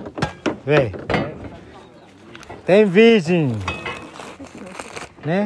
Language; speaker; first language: Portuguese; non-native, learner; Vietnamese